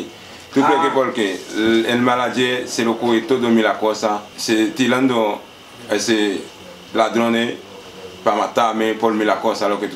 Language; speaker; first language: Spanish; non-native, learner; Haitian Creole